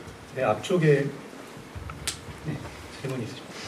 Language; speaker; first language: Korean; native; Korean